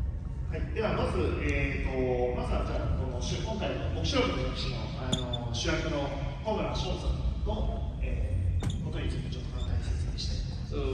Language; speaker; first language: Japanese; native; Japanese